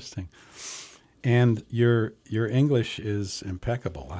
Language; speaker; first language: English; native; English